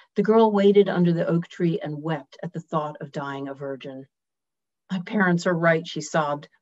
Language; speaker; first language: English; native; English